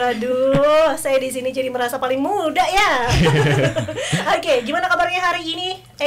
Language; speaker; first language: Indonesian; native; Indonesian